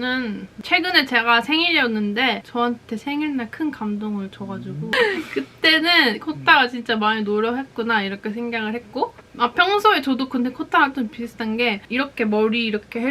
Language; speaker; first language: Korean; native; Korean